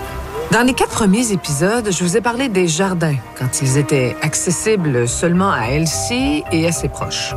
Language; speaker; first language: French; native; French